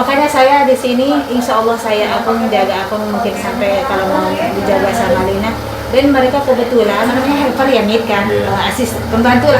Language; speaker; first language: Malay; non-native, local second language; Sundanese